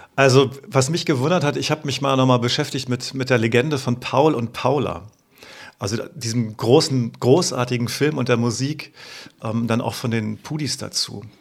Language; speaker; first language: German; native; German